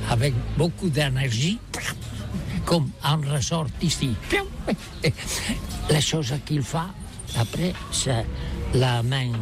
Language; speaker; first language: French; non-native, learner; Catalan